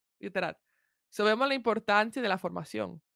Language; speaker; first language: Spanish; early bilingual, heritage; Spanish